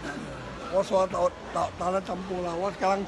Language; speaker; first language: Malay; non-native, local second language; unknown